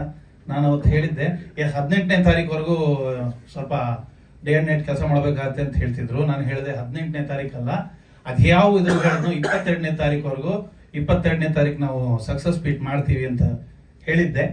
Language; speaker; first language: Kannada; native; Kannada